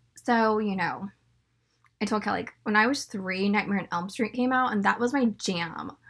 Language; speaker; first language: English; native; English